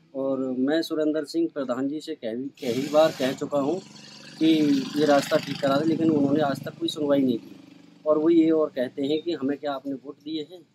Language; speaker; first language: Hindi; native; Hindi